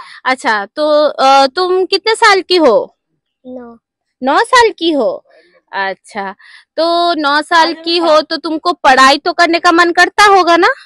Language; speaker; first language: Hindi; non-native, local second language; Bangla